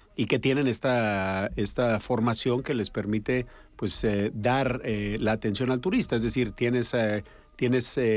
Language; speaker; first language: Spanish; native; Spanish